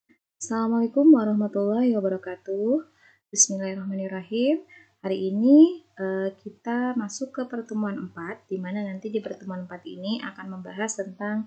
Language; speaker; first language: Indonesian; native; Indonesian